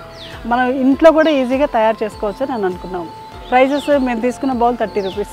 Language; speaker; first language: Telugu; native; Telugu